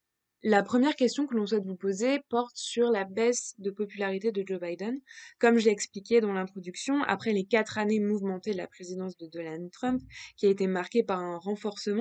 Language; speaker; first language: French; native; French